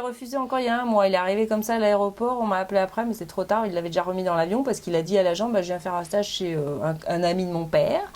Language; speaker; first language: French; native; French